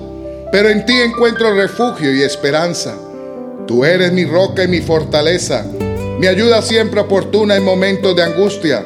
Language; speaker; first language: Spanish; native; Spanish